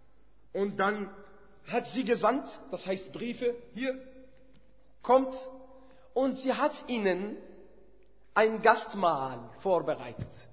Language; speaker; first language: German; non-native, fluent; Arabic